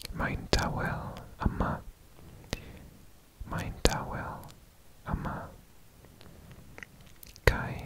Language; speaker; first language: Welsh; non-native, local second language; English